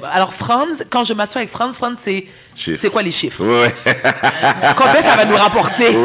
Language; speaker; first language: French; native; French